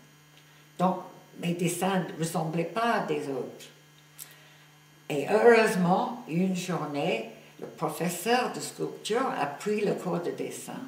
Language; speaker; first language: French; non-native, fluent; English